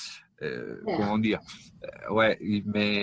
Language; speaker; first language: French; non-native, fluent; Italian